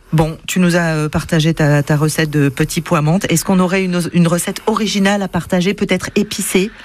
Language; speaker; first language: French; native; French